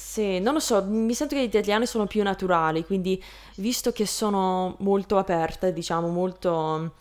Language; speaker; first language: Italian; non-native, fluent; English